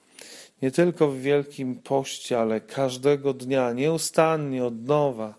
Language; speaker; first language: Polish; native; Polish